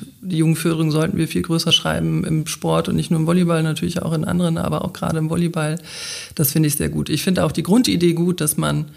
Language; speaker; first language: German; native; German